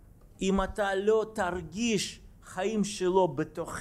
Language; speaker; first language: Hebrew; non-native, fluent; Russian